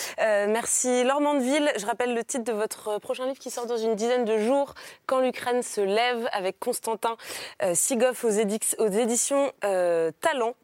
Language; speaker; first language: French; native; French